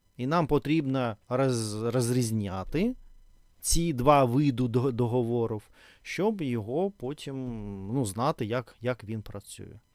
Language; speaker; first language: Ukrainian; non-native, learner; Russian